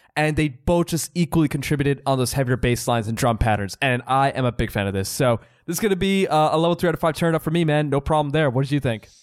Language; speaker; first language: English; early bilingual, other home language; Hindi